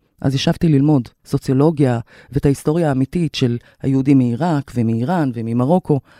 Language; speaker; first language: Hebrew; native; Hebrew